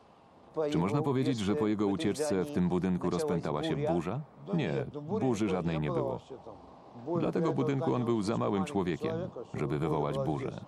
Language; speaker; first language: Polish; native; Polish